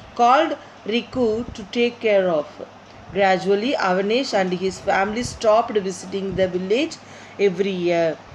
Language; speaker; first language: English; non-native, local second language; Tamil